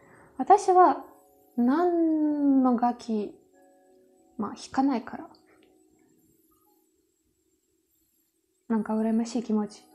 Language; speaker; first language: Japanese; non-native, fluent; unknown